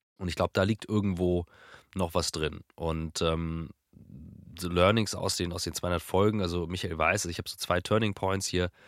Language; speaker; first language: German; native; German